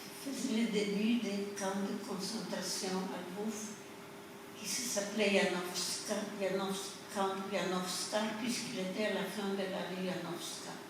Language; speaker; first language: French; non-native, fluent; Polish